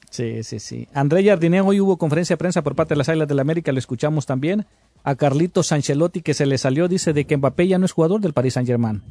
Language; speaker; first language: Spanish; native; Spanish